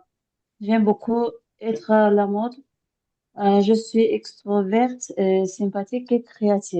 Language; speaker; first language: French; non-native, learner; Azerbaijani